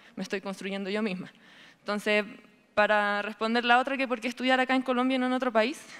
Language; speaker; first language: Spanish; native; Spanish